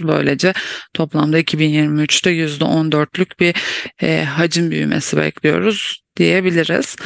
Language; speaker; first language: Turkish; native; Turkish